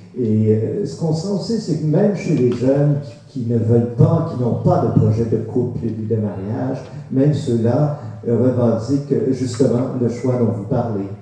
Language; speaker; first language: French; native; French